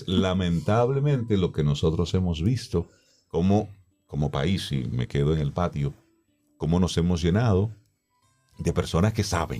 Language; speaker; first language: Spanish; native; Spanish